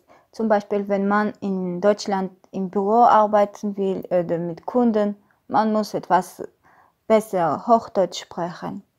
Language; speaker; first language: German; non-native, learner; Armenian